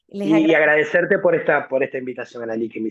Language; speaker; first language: Spanish; native; Spanish